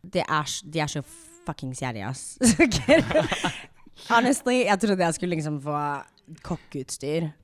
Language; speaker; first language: Norwegian; early bilingual, other home language; English